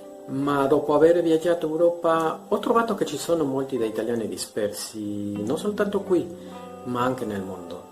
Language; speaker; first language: Italian; non-native, learner; Spanish